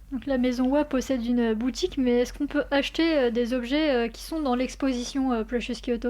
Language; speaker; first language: French; native; French